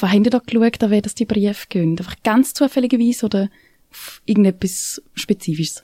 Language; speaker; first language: German; native; German